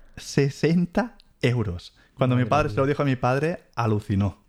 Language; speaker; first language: Spanish; native; Spanish